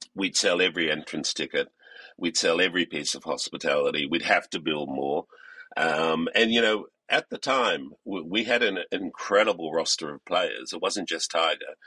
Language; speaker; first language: English; native; English